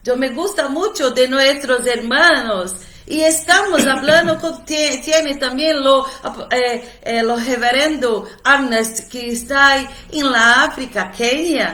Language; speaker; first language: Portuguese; non-native, learner; Spanish